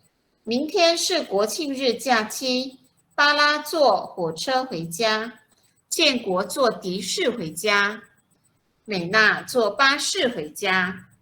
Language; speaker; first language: Chinese; non-native, fluent; Malay